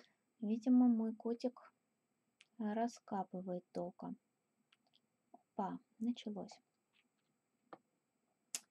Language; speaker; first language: Russian; native; Russian